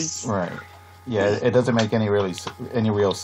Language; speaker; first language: English; native; English